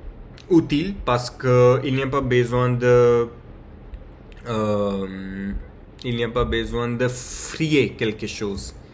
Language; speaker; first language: French; non-native, learner; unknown